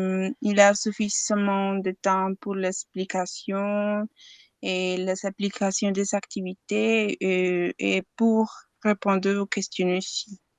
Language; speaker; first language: French; non-native, learner; Spanish